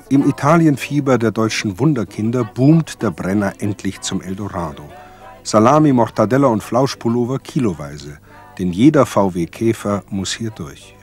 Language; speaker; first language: German; native; German